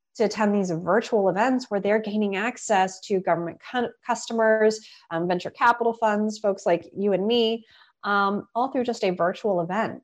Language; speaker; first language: English; native; English